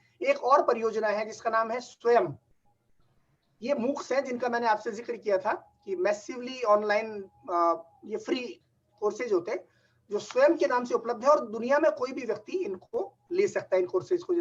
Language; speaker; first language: Hindi; native; Hindi